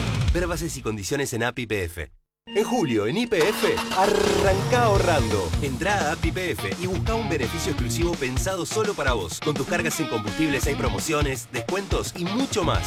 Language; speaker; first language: Spanish; native; Spanish